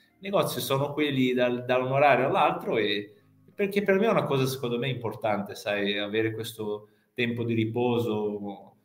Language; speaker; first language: Italian; non-native, fluent; Portuguese